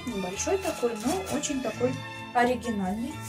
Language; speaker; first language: Russian; native; Russian